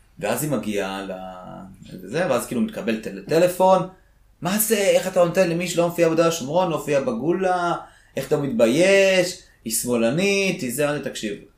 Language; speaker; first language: Hebrew; early bilingual, other home language; Russian